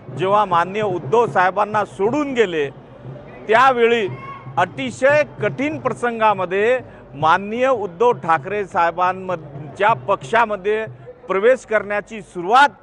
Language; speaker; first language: Marathi; non-native, local second language; Lambadi